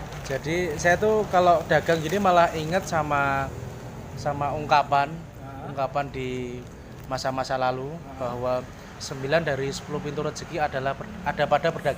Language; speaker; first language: Indonesian; native; Indonesian